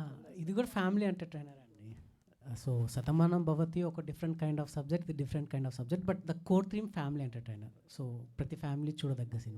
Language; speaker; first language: Telugu; native; Telugu